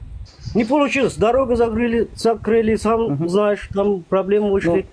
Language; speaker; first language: Russian; non-native, local second language; Turkmen